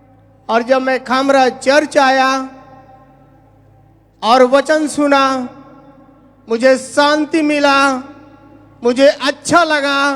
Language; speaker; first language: Hindi; non-native, local second language; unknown